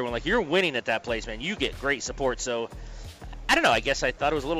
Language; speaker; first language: English; native; English